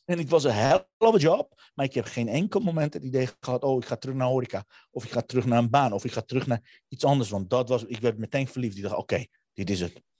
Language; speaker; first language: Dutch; early bilingual, other home language; Armenian